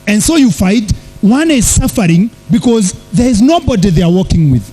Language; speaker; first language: English; non-native, local second language; Swahili